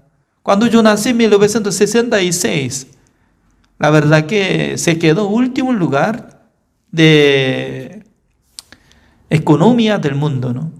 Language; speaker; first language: Spanish; non-native, fluent; Korean